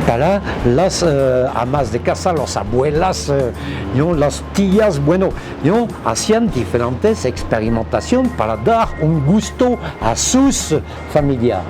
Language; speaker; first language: Spanish; non-native, fluent; French